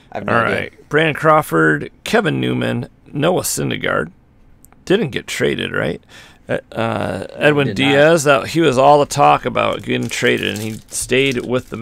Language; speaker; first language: English; native; English